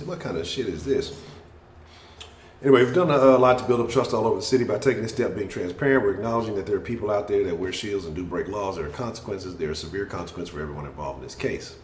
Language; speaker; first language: English; native; English